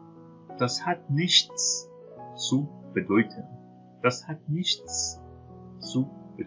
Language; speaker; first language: German; non-native, fluent; Persian